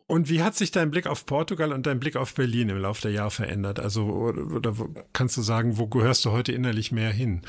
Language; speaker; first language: German; native; German